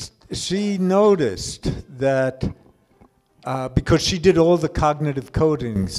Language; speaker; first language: English; native; English